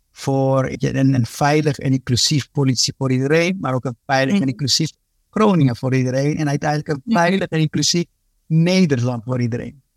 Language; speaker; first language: Dutch; early bilingual, other home language; Spanish